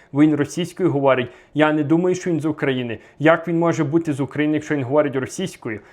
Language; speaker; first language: Ukrainian; native; Ukrainian